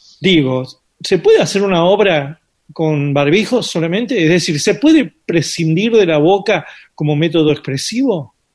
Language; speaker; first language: Spanish; native; Spanish